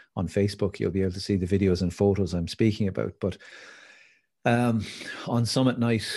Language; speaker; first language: English; native; English